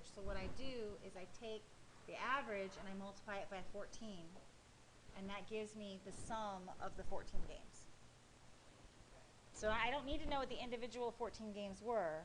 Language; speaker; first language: English; native; English